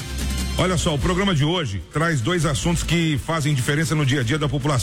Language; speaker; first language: Portuguese; native; Portuguese